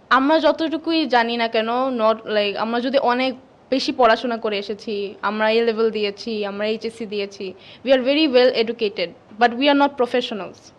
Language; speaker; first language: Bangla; early bilingual, heritage; Bangla